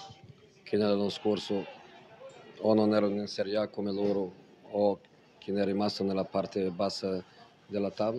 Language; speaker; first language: Italian; non-native, fluent; Portuguese